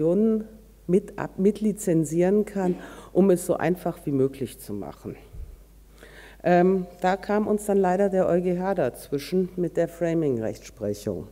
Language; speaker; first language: German; native; German